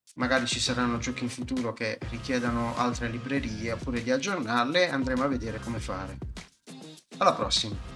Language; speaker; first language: Italian; native; Italian